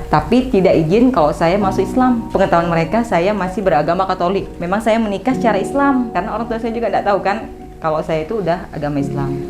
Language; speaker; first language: Indonesian; native; Indonesian